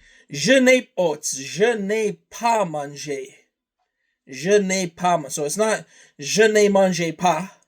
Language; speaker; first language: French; non-native, learner; English